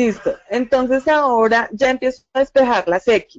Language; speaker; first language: Spanish; native; Spanish